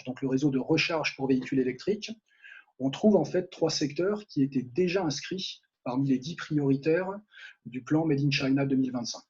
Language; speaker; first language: French; native; French